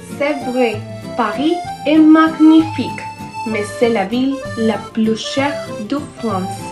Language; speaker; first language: French; non-native, learner; Spanish